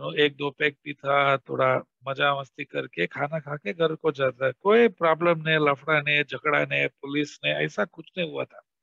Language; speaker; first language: Hindi; non-native, local second language; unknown